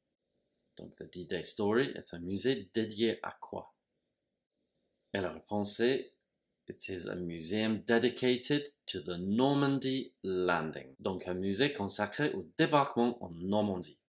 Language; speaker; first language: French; non-native, fluent; English